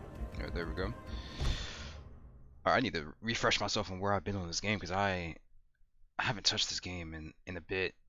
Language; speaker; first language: English; native; English